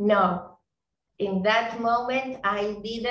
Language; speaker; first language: English; non-native, learner; Spanish